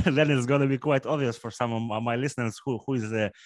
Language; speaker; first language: English; non-native, fluent; Lithuanian